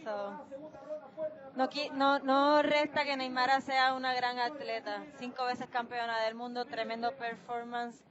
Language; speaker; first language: Spanish; native; Spanish